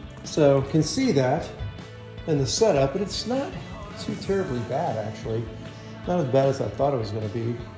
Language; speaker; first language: English; native; English